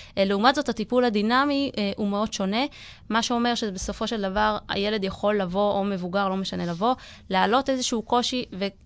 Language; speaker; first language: Hebrew; native; Hebrew